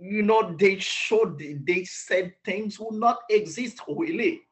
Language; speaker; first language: English; non-native, learner; Haitian Creole